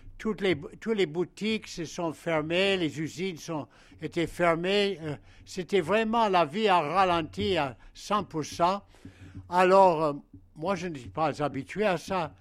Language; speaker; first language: French; non-native, fluent; English